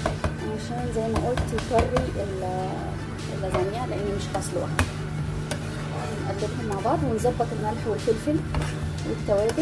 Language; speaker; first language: Arabic; native; Arabic